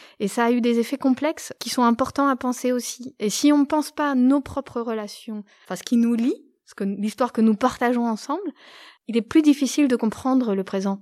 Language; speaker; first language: French; native; French